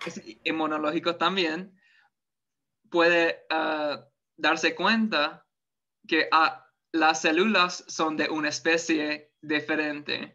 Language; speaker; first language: Spanish; non-native, fluent; English